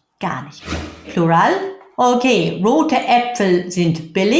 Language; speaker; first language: German; non-native, fluent; English